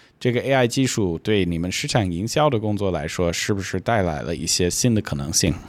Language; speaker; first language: Chinese; non-native, fluent; English